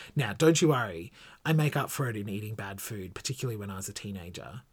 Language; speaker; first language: English; native; English